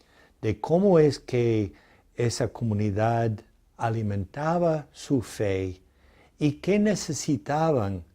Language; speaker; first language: Spanish; non-native, fluent; English